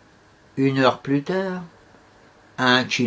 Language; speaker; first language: French; native; French